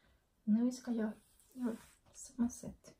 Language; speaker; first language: Swedish; non-native, learner; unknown